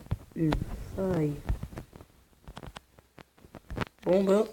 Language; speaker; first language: French; non-native, local second language; Arabic